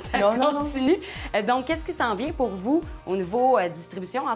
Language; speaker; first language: French; native; French